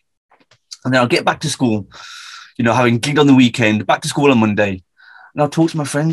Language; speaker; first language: English; native; English